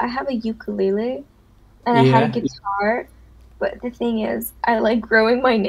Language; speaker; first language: English; native; English